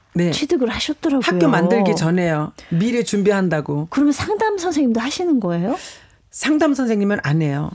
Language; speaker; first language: Korean; native; Korean